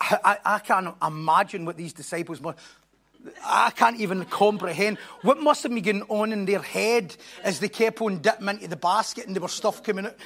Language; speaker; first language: English; native; English